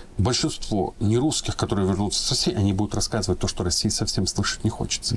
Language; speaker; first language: Russian; non-native, local second language; Ingush